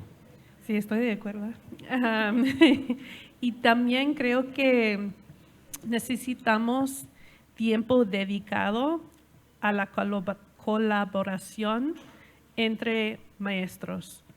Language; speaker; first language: Spanish; non-native, learner; English